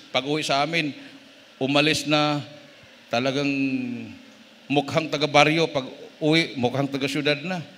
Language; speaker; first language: Filipino; non-native, local second language; Cebuano